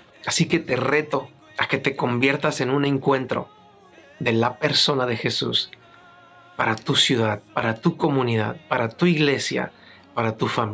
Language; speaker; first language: Spanish; native; Spanish